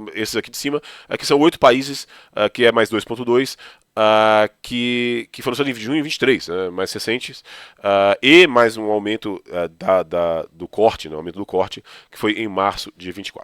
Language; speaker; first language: Portuguese; native; Portuguese